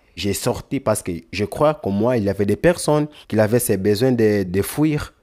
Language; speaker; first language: French; non-native, fluent; Lingala